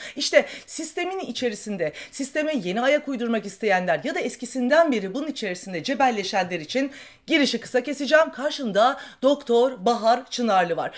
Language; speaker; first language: Turkish; native; Turkish